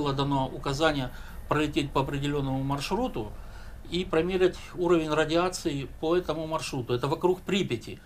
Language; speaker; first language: Russian; native; Russian